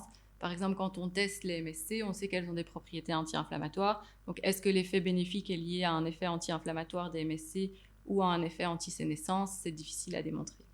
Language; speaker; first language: French; native; French